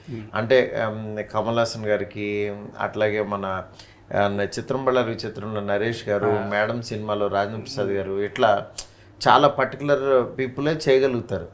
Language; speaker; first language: Telugu; native; Telugu